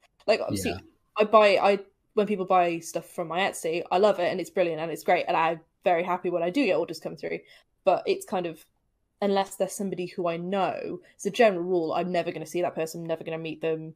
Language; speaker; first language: English; native; English